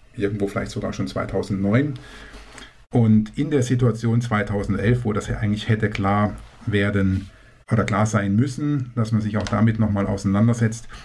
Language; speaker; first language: German; native; German